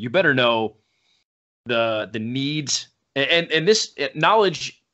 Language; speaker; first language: English; native; English